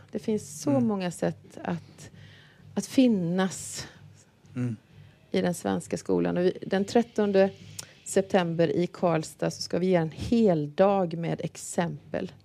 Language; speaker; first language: Swedish; native; Swedish